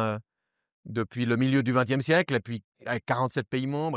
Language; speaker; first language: French; native; French